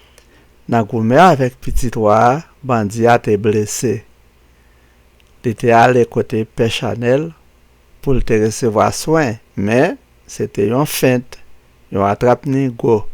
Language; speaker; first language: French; non-native, local second language; Haitian Creole